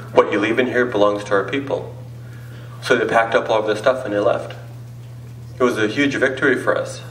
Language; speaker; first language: English; native; English